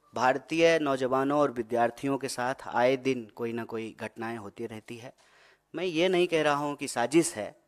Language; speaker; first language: Hindi; native; Hindi